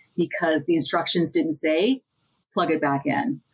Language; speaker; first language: English; native; English